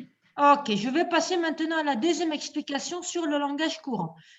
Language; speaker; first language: French; non-native, local second language; Arabic